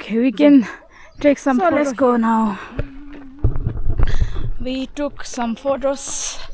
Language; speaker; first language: English; non-native, learner; Tibetan